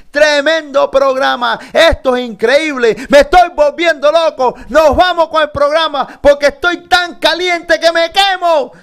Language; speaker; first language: Spanish; early bilingual, heritage; Spanish